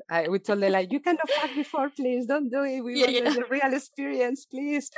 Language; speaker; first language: English; non-native, fluent; Spanish